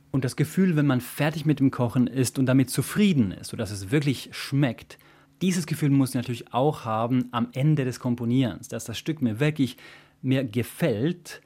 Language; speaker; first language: German; non-native, fluent; Swedish